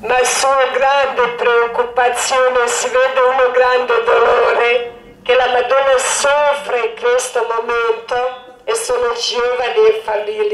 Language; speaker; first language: Italian; non-native, learner; Croatian